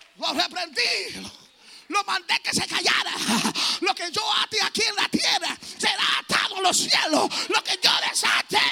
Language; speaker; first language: Spanish; early bilingual, heritage; Spanish